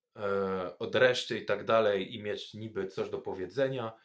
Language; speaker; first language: Polish; non-native, fluent; French